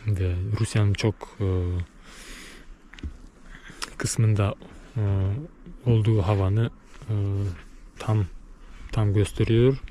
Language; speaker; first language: Turkish; non-native, learner; Bashkir